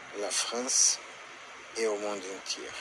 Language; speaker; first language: French; non-native, learner; Portuguese